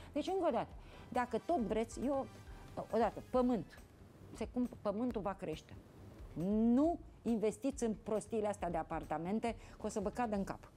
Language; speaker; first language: Romanian; native; Romanian